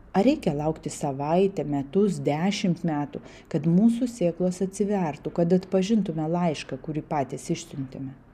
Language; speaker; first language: Lithuanian; non-native, local second language; Russian